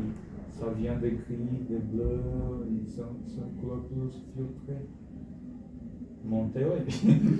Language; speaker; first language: French; non-native, fluent; Portuguese